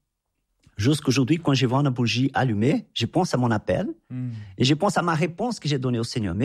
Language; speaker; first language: French; non-native, fluent; Portuguese